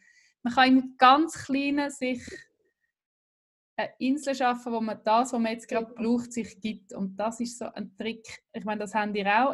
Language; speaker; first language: German; native; German